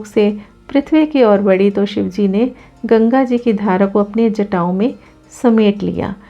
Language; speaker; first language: Hindi; native; Hindi